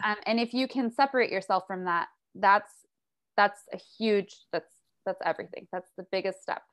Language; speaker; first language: English; native; English